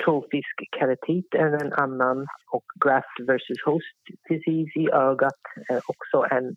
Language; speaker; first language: Swedish; non-native, fluent; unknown